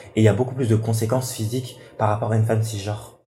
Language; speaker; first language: French; native; French